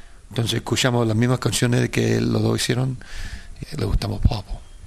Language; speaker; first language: Spanish; early bilingual, heritage; Spanish